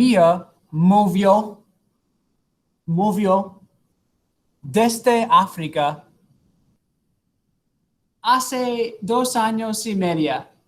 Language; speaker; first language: Spanish; non-native, fluent; English